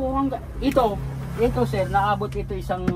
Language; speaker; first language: Filipino; native; Filipino